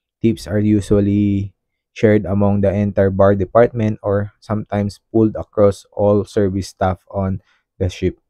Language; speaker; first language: English; non-native, local second language; Filipino